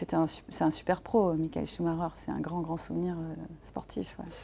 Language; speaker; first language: French; native; French